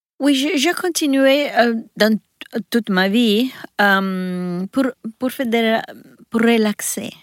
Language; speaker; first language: French; non-native, learner; Italian